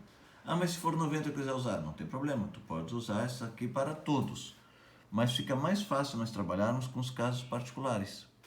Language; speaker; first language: Portuguese; native; Portuguese